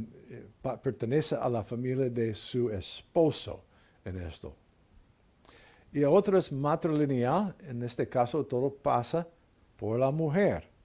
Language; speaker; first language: Spanish; non-native, learner; English